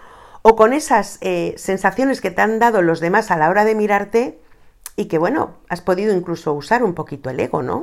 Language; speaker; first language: Spanish; native; Spanish